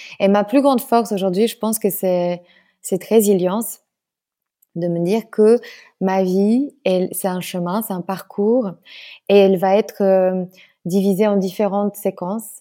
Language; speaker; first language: French; non-native, fluent; Polish